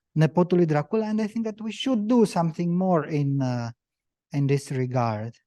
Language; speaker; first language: English; non-native, fluent; Romanian